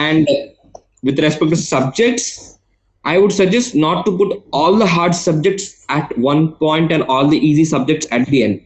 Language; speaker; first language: English; non-native, local second language; Telugu